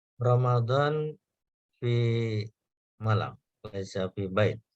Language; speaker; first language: Arabic; non-native, fluent; Indonesian